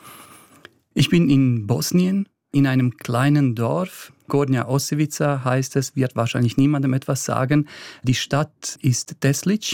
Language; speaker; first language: German; early bilingual, other home language; Bosnian